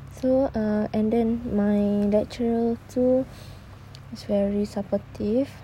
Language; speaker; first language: English; non-native, learner; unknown